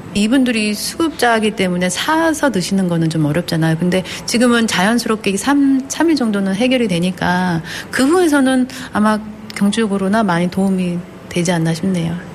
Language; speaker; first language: Korean; native; Korean